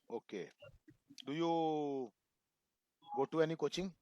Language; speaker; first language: English; non-native, local second language; Hindi